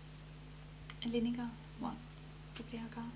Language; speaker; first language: Greek; early bilingual, heritage; Greek